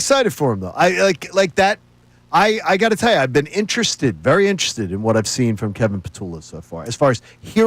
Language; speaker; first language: English; native; English